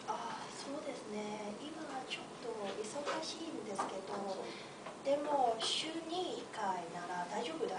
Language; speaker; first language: Japanese; non-native, learner; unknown